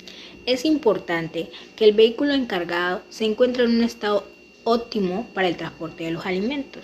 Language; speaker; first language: Spanish; native; Spanish